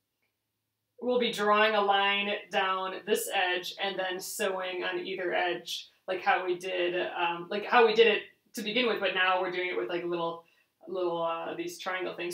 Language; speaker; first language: English; native; English